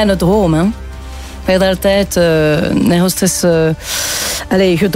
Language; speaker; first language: Dutch; non-native, local second language; French